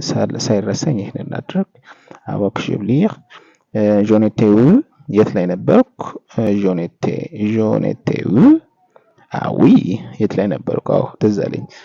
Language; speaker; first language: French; non-native, fluent; Amharic